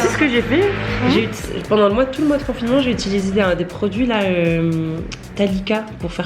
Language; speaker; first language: French; native; French